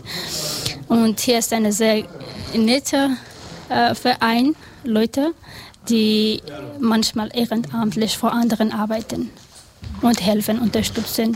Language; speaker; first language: German; non-native, learner; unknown